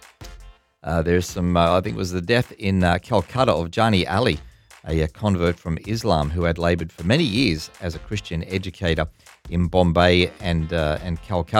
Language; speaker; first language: English; native; English